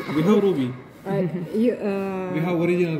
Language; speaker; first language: English; non-native, learner; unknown